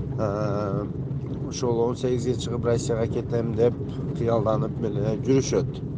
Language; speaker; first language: Kyrgyz; non-native, local second language; Uzbek